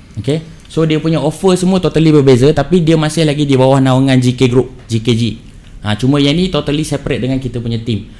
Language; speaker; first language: Malay; native; Malay